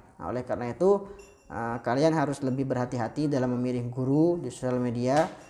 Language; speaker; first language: Indonesian; non-native, local second language; Madurese